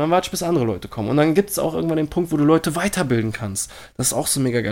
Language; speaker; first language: German; native; German